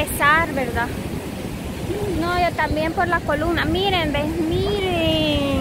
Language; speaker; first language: Spanish; native; Spanish